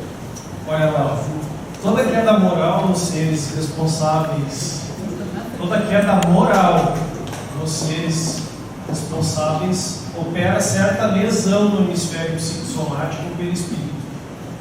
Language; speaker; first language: Portuguese; native; Portuguese